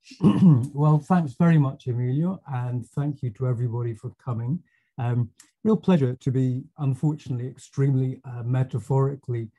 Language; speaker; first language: English; native; English